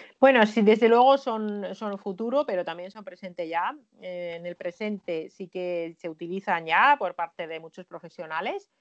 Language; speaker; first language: Spanish; non-native, fluent; Finnish